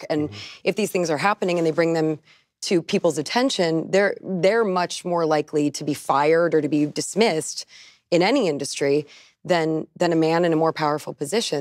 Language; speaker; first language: English; native; English